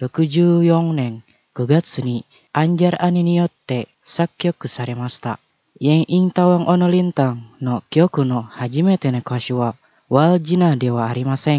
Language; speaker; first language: Japanese; non-native, fluent; Indonesian